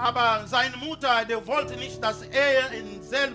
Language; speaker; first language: German; non-native, learner; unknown